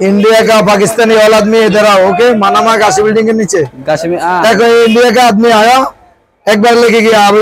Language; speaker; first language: Hindi; non-native, learner; Bangla